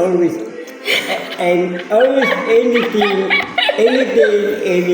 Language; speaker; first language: English; non-native, learner; Filipino